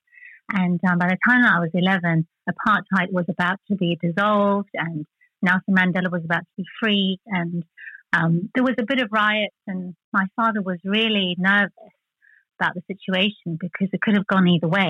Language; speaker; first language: English; early bilingual, other home language; Chinese